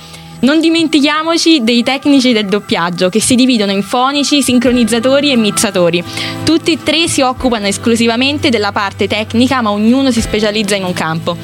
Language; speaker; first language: Italian; native; Italian